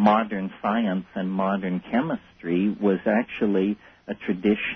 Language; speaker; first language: English; native; English